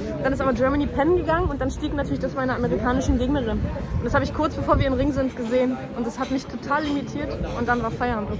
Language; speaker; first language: German; native; German